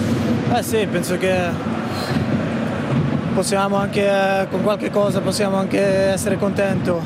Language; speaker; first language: Italian; non-native, fluent; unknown